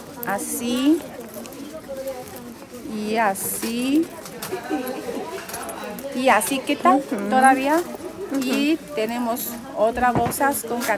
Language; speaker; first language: Spanish; non-native, learner; Chinese